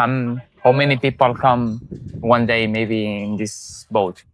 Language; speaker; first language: English; non-native, learner; Spanish